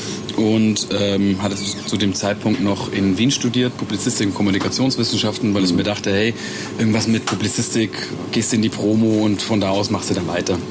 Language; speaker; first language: German; native; German